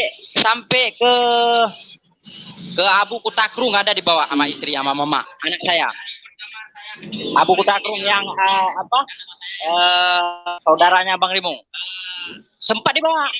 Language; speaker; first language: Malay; non-native, local second language; Achinese